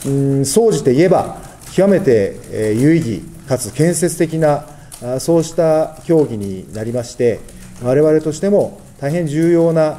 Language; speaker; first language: Japanese; native; Japanese